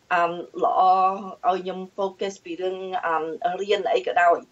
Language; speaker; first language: Khmer; early bilingual, heritage; Khmer